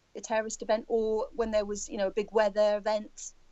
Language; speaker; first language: English; native; English